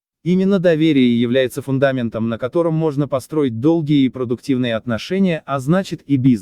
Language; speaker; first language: Russian; native; Russian